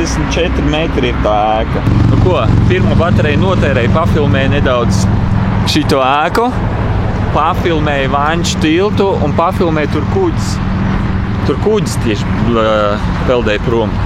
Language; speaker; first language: Latvian; native; Latvian